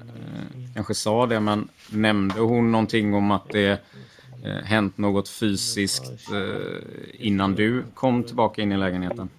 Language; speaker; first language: Swedish; native; Swedish